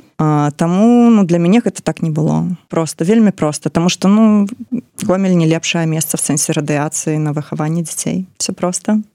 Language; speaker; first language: Belarusian; non-native, local second language; Russian